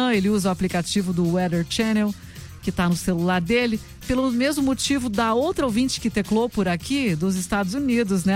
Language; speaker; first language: Portuguese; native; Portuguese